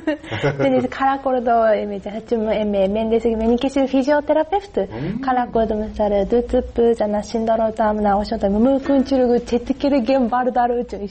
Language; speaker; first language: Kyrgyz; non-native, learner; Japanese